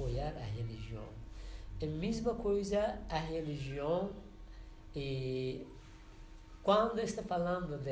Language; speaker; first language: Portuguese; non-native, learner; Persian